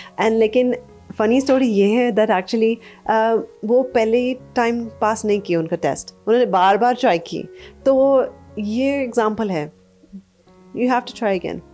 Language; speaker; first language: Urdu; early bilingual, heritage; Urdu